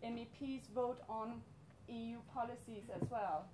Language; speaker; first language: English; non-native, fluent; Danish